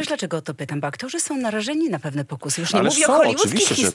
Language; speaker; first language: Polish; native; Polish